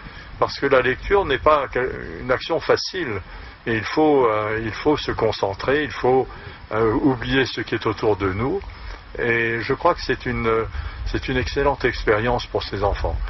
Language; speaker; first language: French; native; French